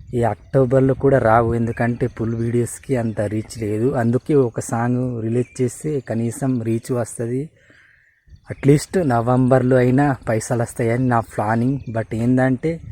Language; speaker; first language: Telugu; non-native, local second language; Gondi